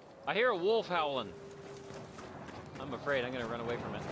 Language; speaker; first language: English; native; English